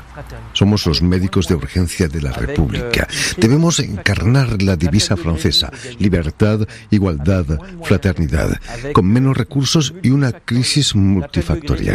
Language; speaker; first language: Spanish; native; Spanish